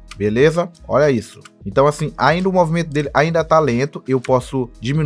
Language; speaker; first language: Portuguese; native; Portuguese